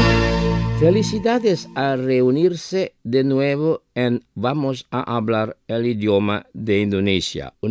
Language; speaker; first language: Spanish; non-native, fluent; Indonesian